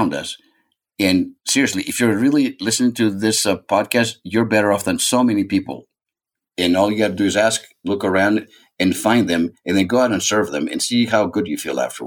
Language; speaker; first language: English; non-native, fluent; Greek